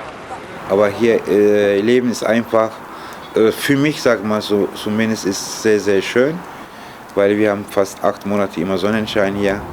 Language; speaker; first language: German; non-native, fluent; Turkish